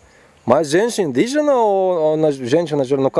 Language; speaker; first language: Portuguese; non-native, fluent; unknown